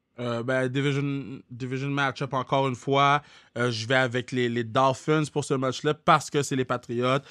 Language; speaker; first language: French; native; French